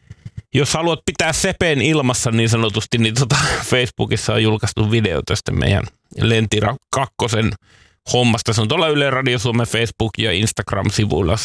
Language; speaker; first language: Finnish; native; Finnish